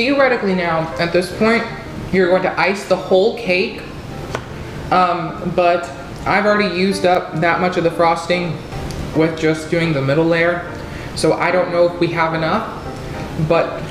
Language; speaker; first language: English; native; English